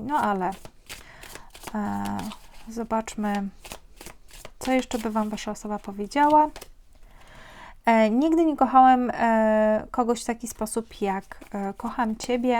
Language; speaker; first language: Polish; native; Polish